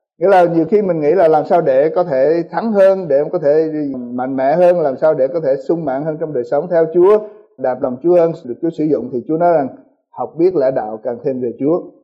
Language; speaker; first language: Vietnamese; early bilingual, heritage; Vietnamese